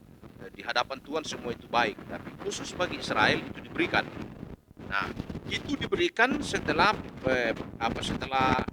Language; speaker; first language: Indonesian; native; Indonesian